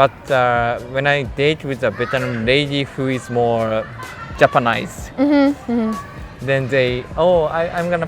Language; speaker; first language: English; non-native, learner; Japanese